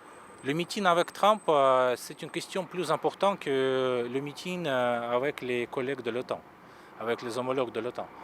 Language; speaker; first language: French; non-native, fluent; Russian